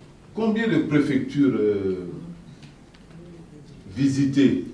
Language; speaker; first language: French; non-native, local second language; Sango